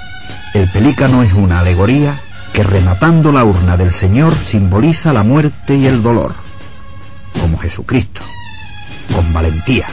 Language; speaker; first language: Spanish; native; Spanish